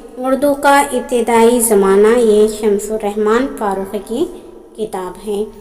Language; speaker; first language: Urdu; native; Urdu